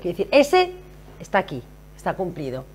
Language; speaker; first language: Spanish; native; Spanish